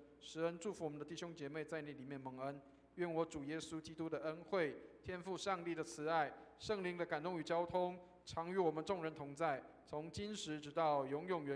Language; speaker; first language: Chinese; native; Chinese